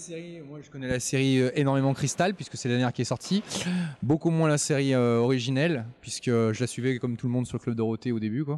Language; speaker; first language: French; native; French